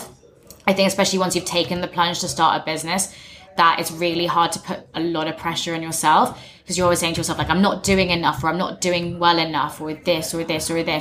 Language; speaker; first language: English; native; English